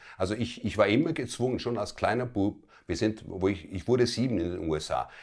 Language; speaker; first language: German; early bilingual, other home language; Italian